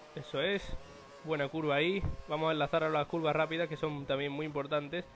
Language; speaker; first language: Spanish; native; Spanish